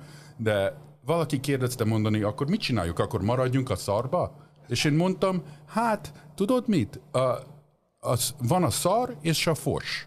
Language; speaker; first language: Hungarian; early bilingual, heritage; Hungarian